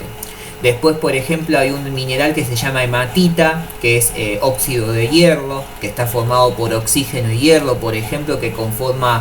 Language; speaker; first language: Spanish; native; Spanish